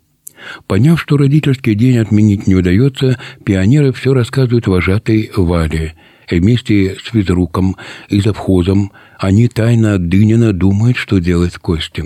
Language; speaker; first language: Russian; native; Russian